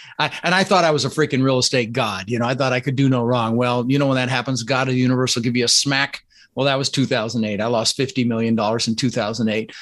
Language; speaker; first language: English; early bilingual, other home language; Dutch